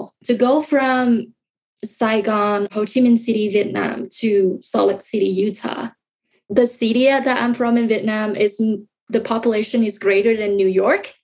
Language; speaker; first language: English; non-native, fluent; Vietnamese